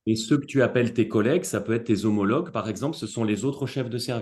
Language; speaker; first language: French; native; French